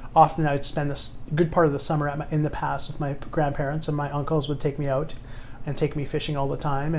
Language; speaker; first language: English; native; English